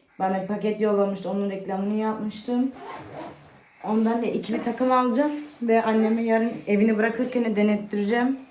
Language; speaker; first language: Turkish; early bilingual, heritage; Turkish